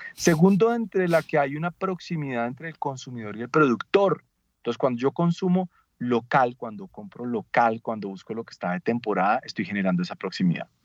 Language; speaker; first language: Spanish; native; Spanish